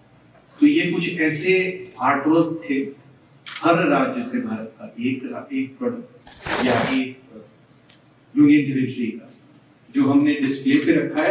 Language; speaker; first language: Hindi; native; Hindi